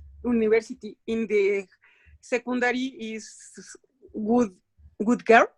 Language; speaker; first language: English; non-native, learner; Spanish